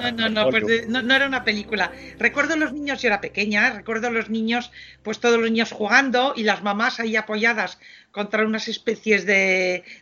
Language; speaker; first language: Spanish; non-native, fluent; French